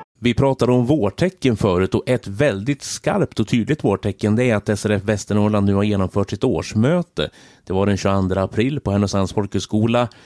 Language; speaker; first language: Swedish; native; Swedish